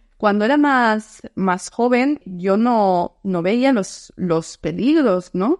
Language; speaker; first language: Spanish; non-native, fluent; Dutch